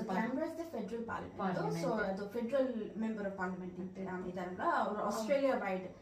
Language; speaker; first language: Kannada; early bilingual, heritage; Kannada